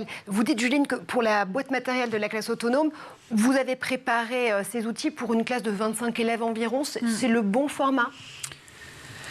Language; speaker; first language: French; native; French